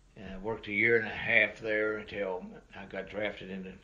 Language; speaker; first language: English; native; English